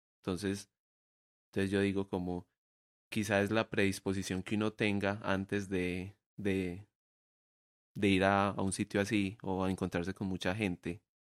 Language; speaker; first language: Spanish; native; Spanish